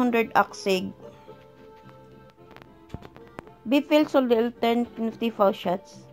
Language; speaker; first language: German; non-native, learner; Filipino